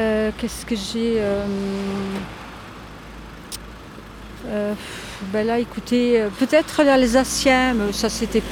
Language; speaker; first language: French; native; French